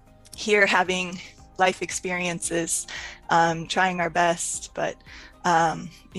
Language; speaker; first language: English; native; English